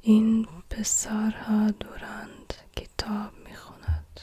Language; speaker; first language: Persian; non-native, learner; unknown